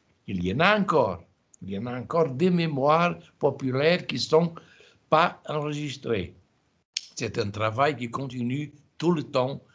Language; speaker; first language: French; non-native, fluent; Portuguese